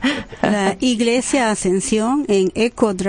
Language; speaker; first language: Spanish; native; Spanish